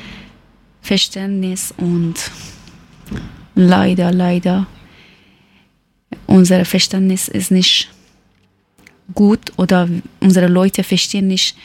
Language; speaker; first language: German; non-native, learner; Persian